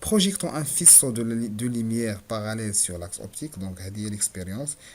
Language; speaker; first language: French; non-native, local second language; Arabic